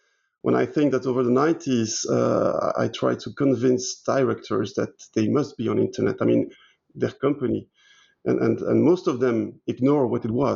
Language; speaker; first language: English; non-native, fluent; French